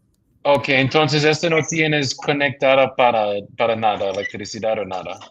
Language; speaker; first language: Spanish; non-native, learner; English